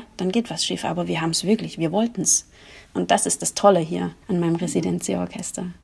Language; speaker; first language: German; native; German